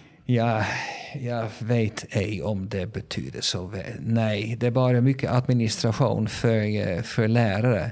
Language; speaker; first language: Swedish; non-native, fluent; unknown